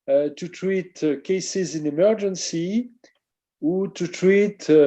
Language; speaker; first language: English; non-native, fluent; French